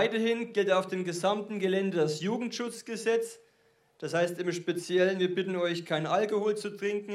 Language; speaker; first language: German; native; German